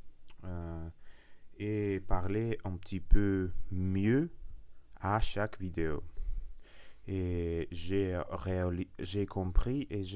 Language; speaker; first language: French; non-native, learner; Russian